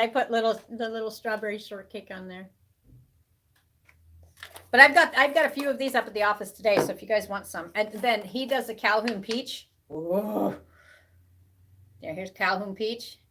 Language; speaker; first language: English; native; English